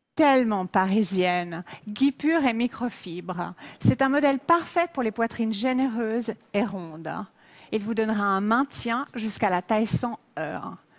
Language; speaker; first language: French; native; French